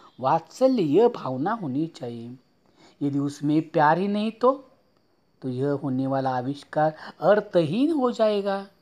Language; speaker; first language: Hindi; non-native, local second language; Marathi